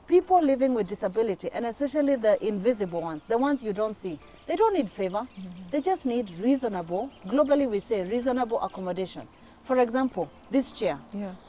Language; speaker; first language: English; non-native, local second language; Kikuyu